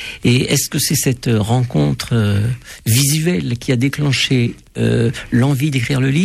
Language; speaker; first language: French; native; French